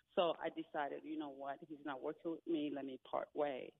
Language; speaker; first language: English; non-native, fluent; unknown